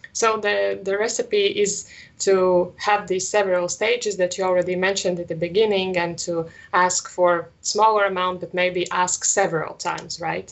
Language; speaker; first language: English; non-native, fluent; Latvian